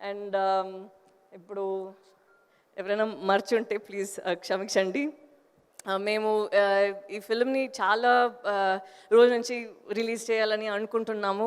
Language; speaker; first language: Telugu; non-native, fluent; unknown